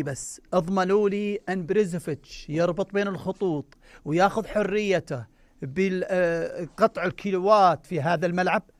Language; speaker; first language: Arabic; native; Arabic